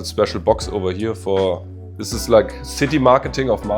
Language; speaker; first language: English; non-native, fluent; German